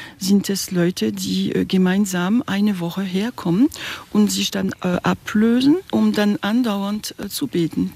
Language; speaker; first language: German; non-native, local second language; French